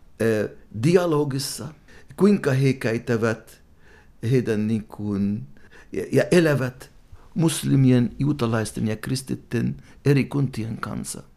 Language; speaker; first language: Finnish; non-native, fluent; Arabic